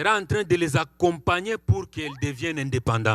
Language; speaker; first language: French; non-native, local second language; Swahili